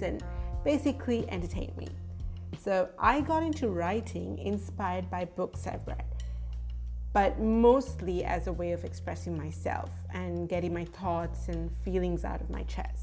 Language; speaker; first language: English; non-native, local second language; Sinhala